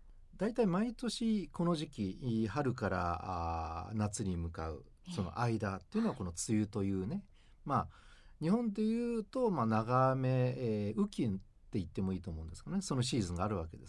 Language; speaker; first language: Japanese; native; Japanese